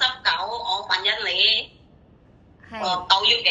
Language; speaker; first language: Cantonese; non-native, learner; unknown